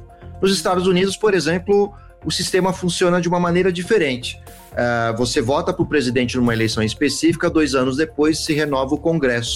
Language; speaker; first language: Portuguese; native; Portuguese